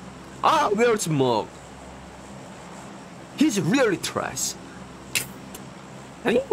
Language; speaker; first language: English; non-native, learner; Korean